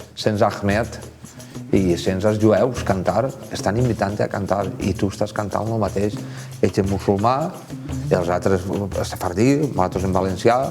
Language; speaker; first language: Catalan; native; Catalan